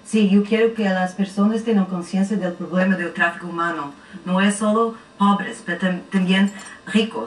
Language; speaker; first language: Spanish; non-native, learner; Portuguese